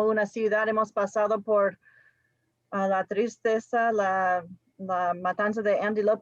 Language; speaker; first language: Spanish; non-native, fluent; English